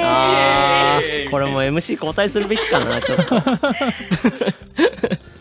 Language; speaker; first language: Japanese; native; Japanese